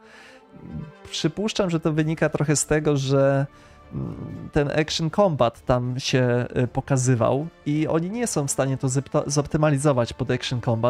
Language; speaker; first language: Polish; native; Polish